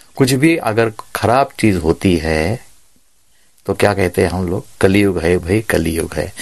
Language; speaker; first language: Hindi; non-native, local second language; Marathi